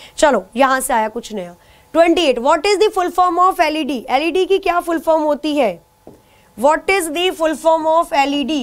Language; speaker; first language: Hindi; native; Hindi